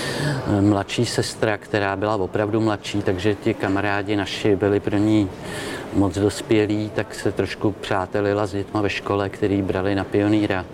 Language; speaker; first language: Czech; native; Czech